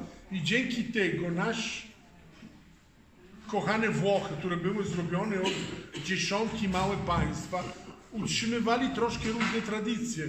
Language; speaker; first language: Polish; non-native, fluent; Italian